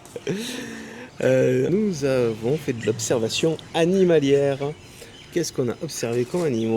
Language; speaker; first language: French; native; French